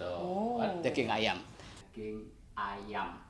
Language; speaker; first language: Indonesian; native; Indonesian